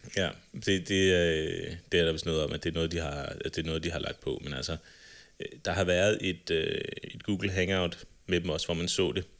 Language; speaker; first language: Danish; native; Danish